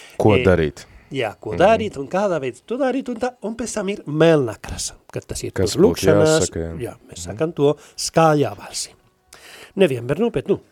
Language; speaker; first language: Latvian; non-native, fluent; Spanish